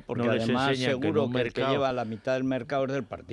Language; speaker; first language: Spanish; native; Spanish